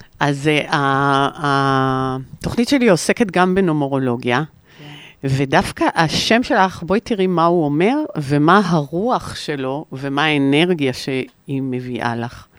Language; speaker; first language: Hebrew; native; Hebrew